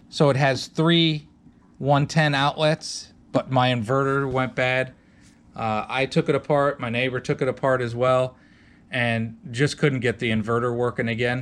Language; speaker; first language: English; native; English